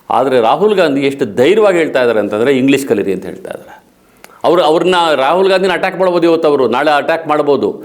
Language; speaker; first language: Kannada; native; Kannada